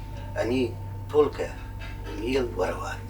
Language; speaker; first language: Russian; non-native, learner; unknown